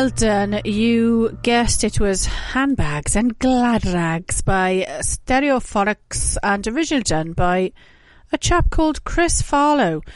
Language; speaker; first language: English; native; English